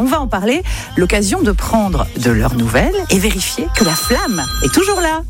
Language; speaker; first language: French; native; French